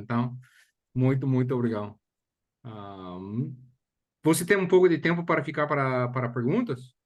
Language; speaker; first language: Portuguese; non-native, fluent; English